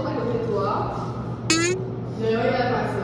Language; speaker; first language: French; native; French